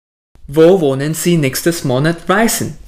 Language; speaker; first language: German; non-native, learner; English